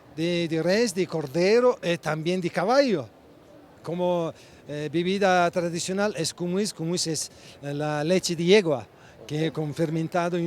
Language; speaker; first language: Spanish; non-native, fluent; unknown